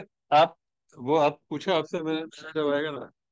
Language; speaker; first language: Hindi; native; Hindi